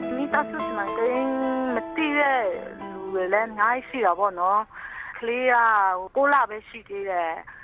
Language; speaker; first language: Burmese; non-native, local second language; Kachin